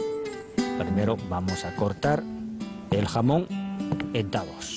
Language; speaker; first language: Spanish; non-native, fluent; Chinese